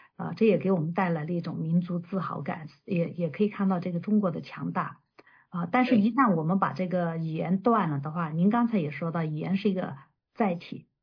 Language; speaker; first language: Chinese; native; Chinese